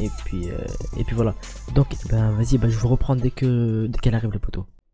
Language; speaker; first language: French; native; French